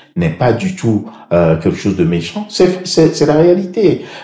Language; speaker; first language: French; native; French